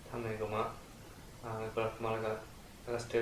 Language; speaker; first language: Irish; non-native, learner; Japanese